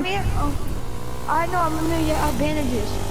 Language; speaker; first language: English; native; English